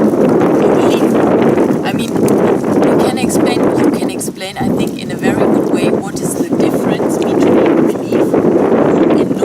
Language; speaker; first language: English; non-native, fluent; German